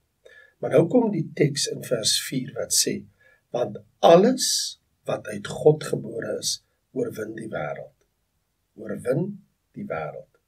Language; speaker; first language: Afrikaans; native; Afrikaans